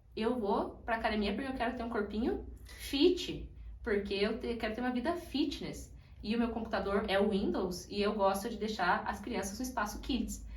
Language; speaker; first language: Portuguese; native; Portuguese